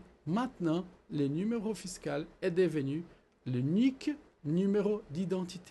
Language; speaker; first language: French; non-native, fluent; Portuguese